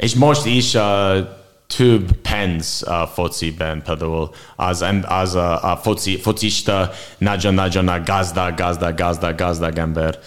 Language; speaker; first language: Hungarian; non-native, learner; English